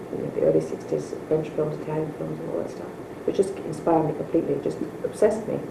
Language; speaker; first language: English; native; English